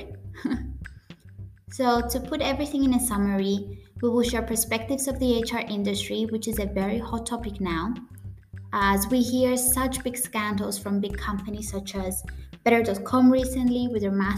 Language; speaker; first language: English; non-native, fluent; Greek